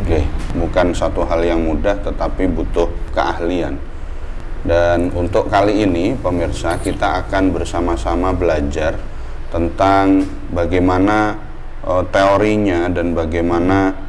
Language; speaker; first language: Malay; non-native, local second language; Javanese